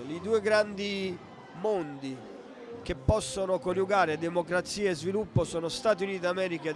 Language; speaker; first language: Italian; native; Italian